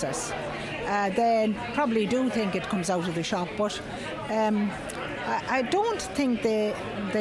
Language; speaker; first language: English; native; English